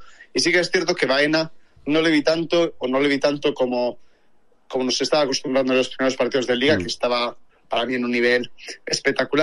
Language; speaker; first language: Spanish; native; Spanish